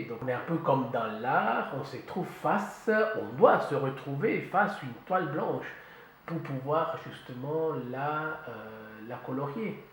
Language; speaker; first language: French; native; French